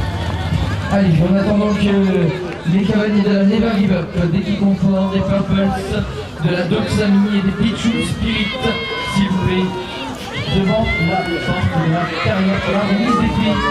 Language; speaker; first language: French; native; French